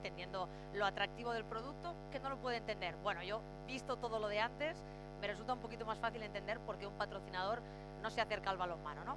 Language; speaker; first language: Spanish; native; Spanish